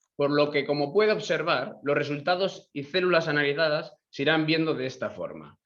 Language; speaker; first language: Spanish; native; Spanish